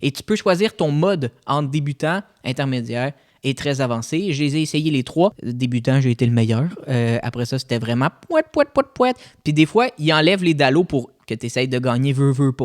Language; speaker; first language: French; native; French